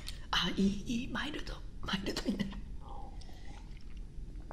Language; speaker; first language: Japanese; native; Japanese